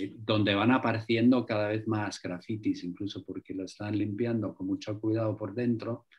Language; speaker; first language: Spanish; non-native, fluent; English